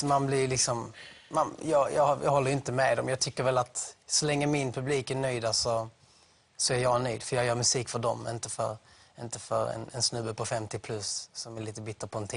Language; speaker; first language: Swedish; native; Swedish